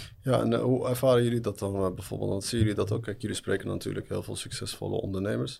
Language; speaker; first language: Dutch; early bilingual, other home language; Arabic